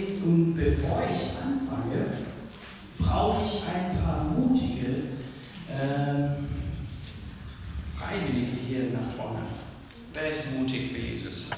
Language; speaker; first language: German; non-native, fluent; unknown